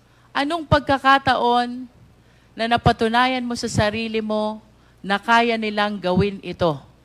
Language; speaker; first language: Filipino; native; Filipino